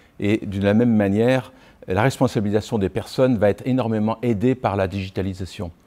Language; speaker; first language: French; native; French